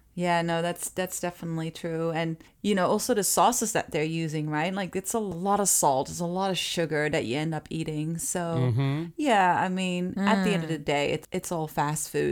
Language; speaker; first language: English; early bilingual, other home language; Japanese